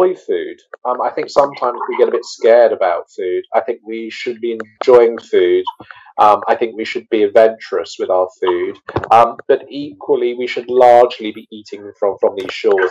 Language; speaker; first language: English; native; English